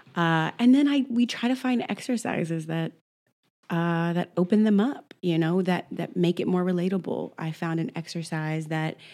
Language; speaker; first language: English; native; English